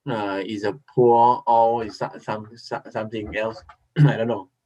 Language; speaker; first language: English; non-native, learner; Thai